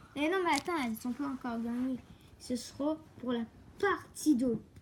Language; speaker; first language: French; native; French